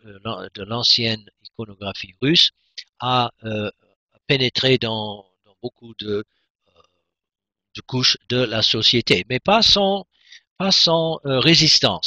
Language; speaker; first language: French; non-native, fluent; English